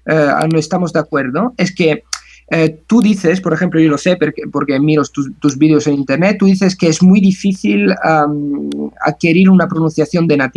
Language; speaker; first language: Spanish; non-native, fluent; Italian